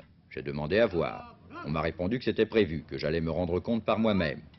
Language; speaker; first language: French; native; French